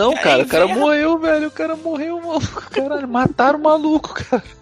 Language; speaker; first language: Portuguese; native; Portuguese